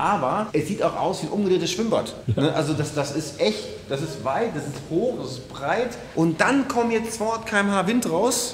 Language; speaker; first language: German; native; German